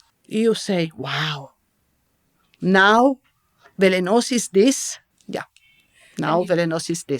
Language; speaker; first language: English; non-native, learner; Italian